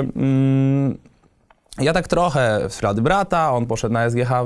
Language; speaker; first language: Polish; native; Polish